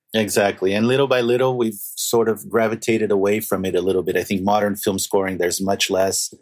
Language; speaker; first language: English; non-native, fluent; Portuguese